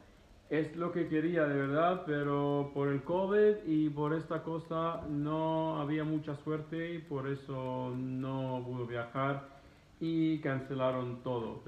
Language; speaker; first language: Spanish; non-native, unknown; Arabic